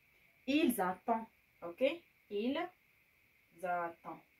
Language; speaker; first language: French; non-native, fluent; Amharic